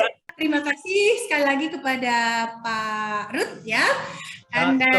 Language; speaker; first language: Indonesian; native; Indonesian